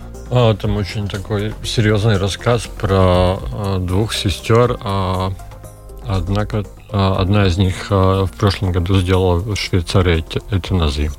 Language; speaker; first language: Russian; non-native, local second language; Latvian